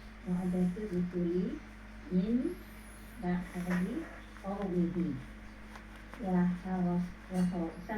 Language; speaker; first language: Arabic; non-native, learner; Indonesian